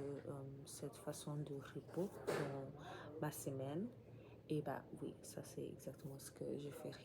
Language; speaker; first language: French; non-native, learner; English